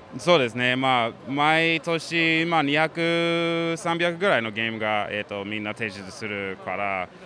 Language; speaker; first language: Japanese; non-native, fluent; English